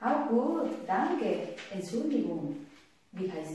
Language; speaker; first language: German; non-native, learner; Spanish